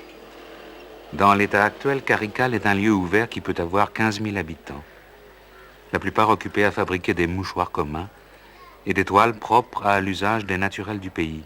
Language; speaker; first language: French; native; French